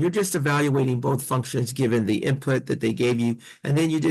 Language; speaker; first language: English; native; English